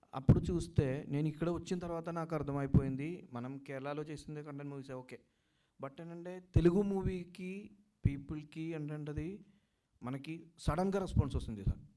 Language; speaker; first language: Telugu; non-native, learner; Malayalam